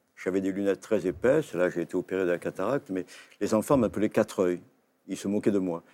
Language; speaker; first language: French; native; French